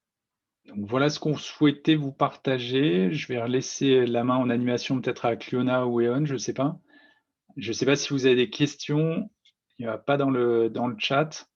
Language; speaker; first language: French; native; French